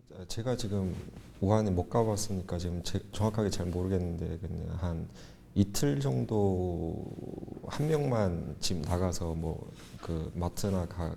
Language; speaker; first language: Korean; non-native, fluent; Chinese